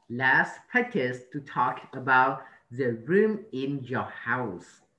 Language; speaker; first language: English; non-native, learner; Vietnamese